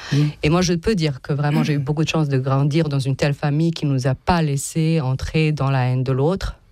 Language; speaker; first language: French; non-native, fluent; Serbian